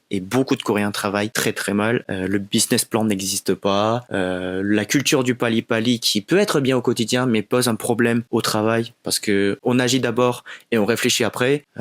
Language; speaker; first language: French; native; French